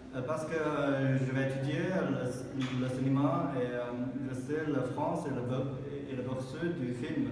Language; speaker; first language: French; non-native, learner; Chinese